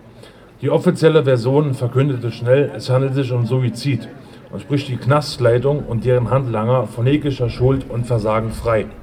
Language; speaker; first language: German; native; German